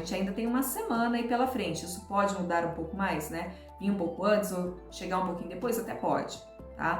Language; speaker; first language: Portuguese; native; Portuguese